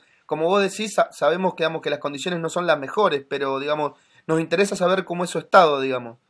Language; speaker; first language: Spanish; native; Spanish